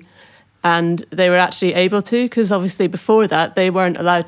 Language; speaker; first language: English; native; English